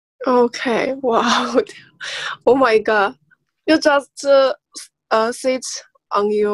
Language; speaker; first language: English; non-native, learner; Chinese